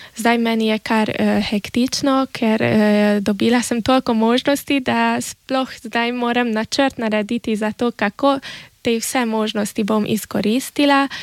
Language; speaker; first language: Slovenian; early bilingual, heritage; Slovenian